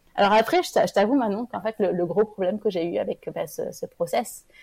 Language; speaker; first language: French; native; French